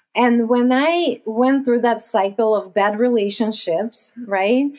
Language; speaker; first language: English; non-native, fluent; Russian